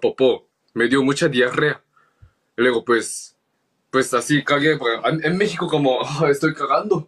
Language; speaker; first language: Spanish; non-native, learner; Korean